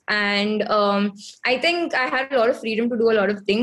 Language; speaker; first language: English; non-native, local second language; Konkani